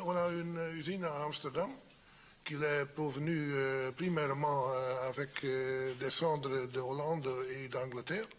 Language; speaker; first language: French; non-native, fluent; Dutch